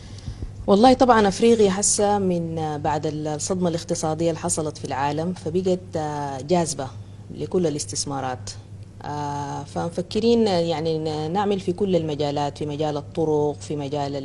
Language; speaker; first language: Arabic; native; Arabic